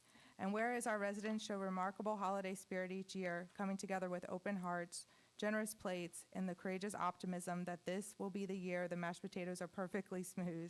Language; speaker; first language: English; native; English